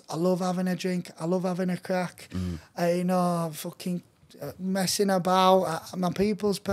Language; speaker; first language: English; native; English